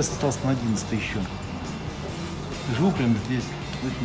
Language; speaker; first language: Russian; native; Russian